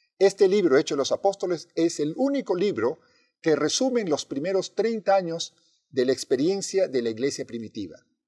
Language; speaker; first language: Spanish; native; Spanish